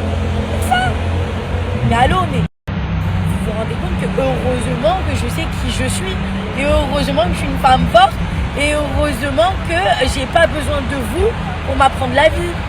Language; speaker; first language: French; native; French